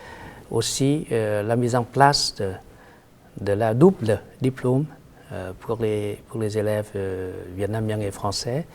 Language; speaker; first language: French; non-native, fluent; Vietnamese